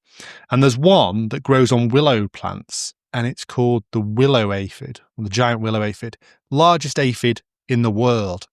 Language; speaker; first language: English; native; English